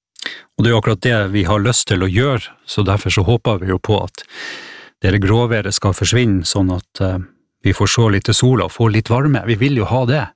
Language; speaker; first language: Norwegian; native; Norwegian